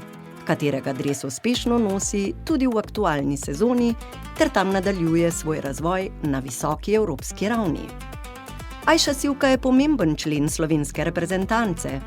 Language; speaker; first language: Slovenian; native; Slovenian